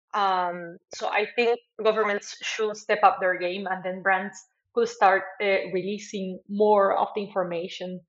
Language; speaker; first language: English; non-native, fluent; Spanish